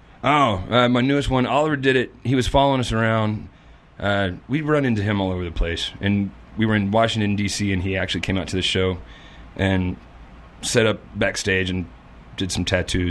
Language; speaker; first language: English; native; English